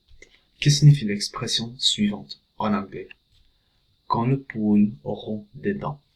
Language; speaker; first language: French; non-native, fluent; English